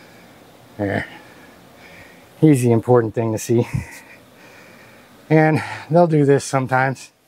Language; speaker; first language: English; native; English